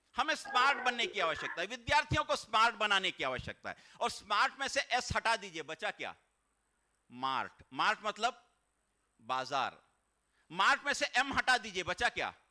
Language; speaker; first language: Hindi; native; Hindi